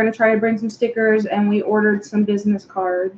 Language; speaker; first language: English; native; English